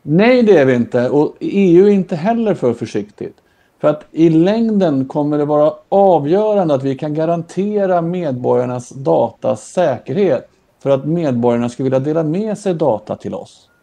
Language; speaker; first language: Swedish; native; Swedish